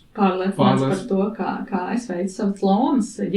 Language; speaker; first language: Latvian; native; Latvian